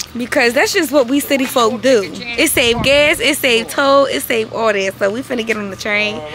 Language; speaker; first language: English; native; English